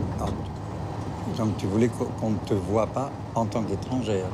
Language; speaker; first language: French; native; French